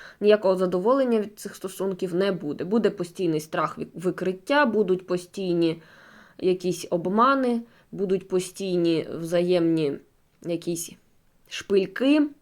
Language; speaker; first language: Ukrainian; non-native, local second language; Russian